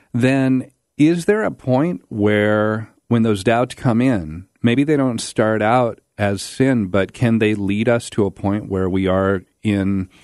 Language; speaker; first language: English; native; English